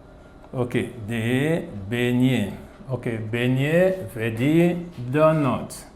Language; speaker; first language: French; non-native, fluent; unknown